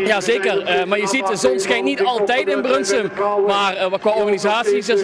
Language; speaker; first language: Dutch; native; Dutch